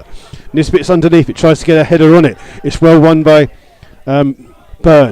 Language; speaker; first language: English; native; English